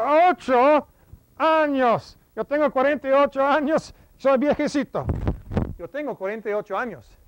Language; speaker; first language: Spanish; non-native, fluent; English